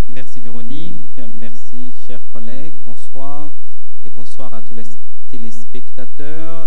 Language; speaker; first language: French; non-native, local second language; Haitian Creole